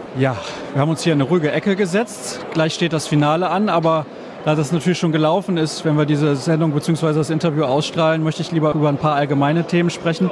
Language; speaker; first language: German; native; German